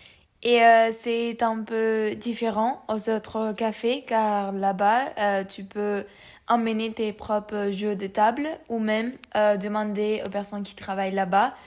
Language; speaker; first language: French; non-native, learner; Spanish